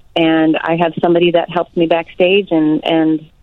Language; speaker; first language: English; native; English